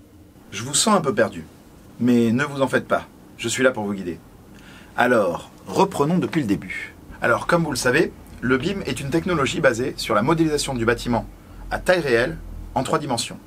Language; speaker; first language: French; native; French